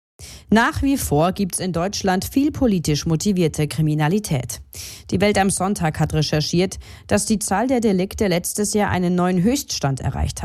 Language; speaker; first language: German; native; German